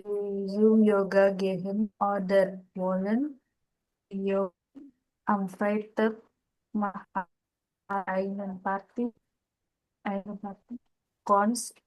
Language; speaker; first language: German; non-native, learner; Indonesian